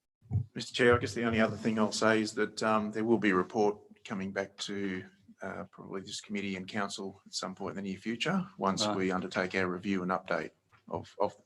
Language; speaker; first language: English; native; English